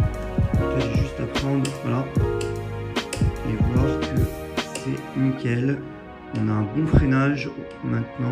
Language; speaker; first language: French; native; French